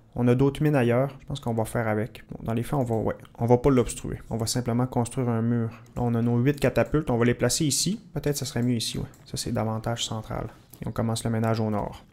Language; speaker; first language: French; native; French